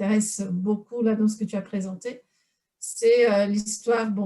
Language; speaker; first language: French; non-native, fluent; Portuguese